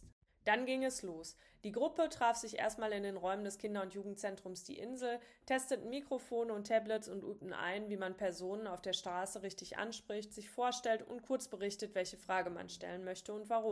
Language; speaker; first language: German; native; German